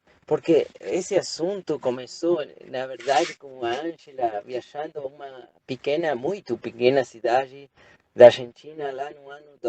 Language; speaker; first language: Portuguese; non-native, fluent; Spanish